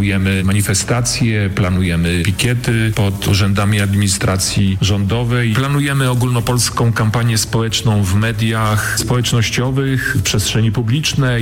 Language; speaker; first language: Polish; native; Polish